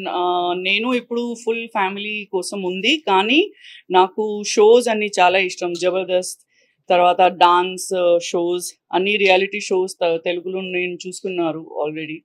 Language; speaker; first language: Telugu; non-native, learner; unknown